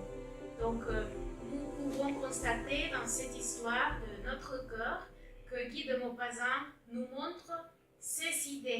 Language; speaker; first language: French; non-native, learner; Spanish